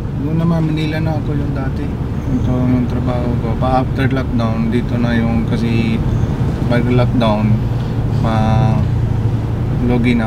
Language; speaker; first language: Filipino; non-native, local second language; Cebuano